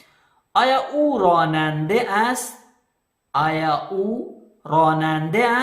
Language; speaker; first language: Persian; non-native, fluent; Urdu